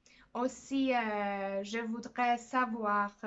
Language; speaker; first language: French; non-native, fluent; Polish